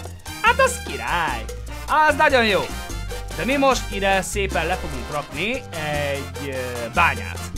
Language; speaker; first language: Hungarian; native; Hungarian